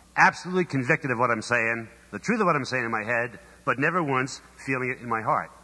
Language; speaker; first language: English; native; English